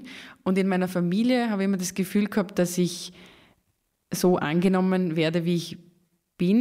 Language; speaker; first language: German; native; German